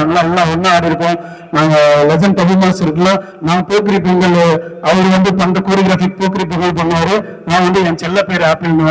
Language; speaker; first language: Tamil; native; Tamil